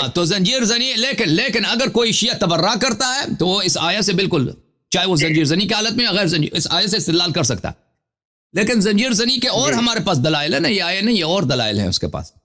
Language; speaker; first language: Urdu; non-native, fluent; Persian